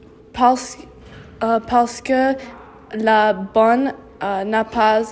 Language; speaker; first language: French; non-native, learner; English